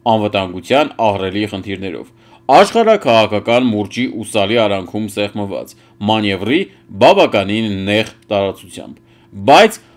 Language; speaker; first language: Armenian; native; Armenian